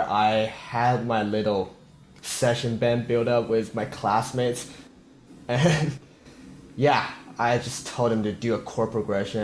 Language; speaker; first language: English; non-native, fluent; Korean